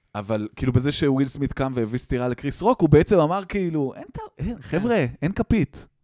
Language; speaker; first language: Hebrew; native; Hebrew